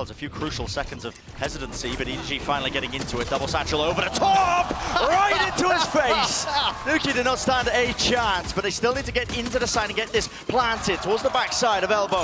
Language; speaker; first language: English; native; English